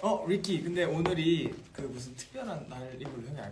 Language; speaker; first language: Korean; native; Korean